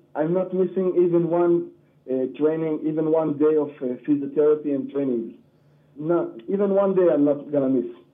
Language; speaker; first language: English; non-native, learner; Hebrew